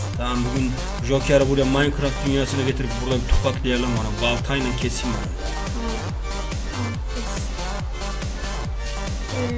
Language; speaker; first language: Turkish; native; Turkish